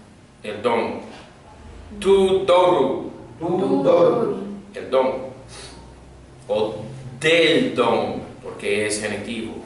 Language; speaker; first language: Spanish; non-native, fluent; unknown